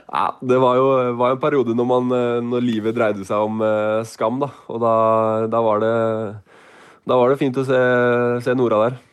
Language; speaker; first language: Norwegian; native; Norwegian